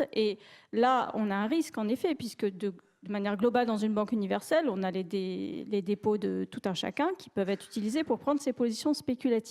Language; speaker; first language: French; native; French